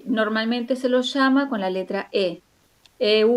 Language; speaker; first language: Spanish; native; Spanish